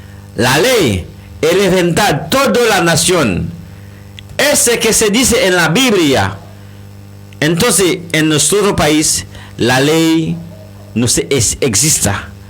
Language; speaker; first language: Spanish; non-native, learner; Haitian Creole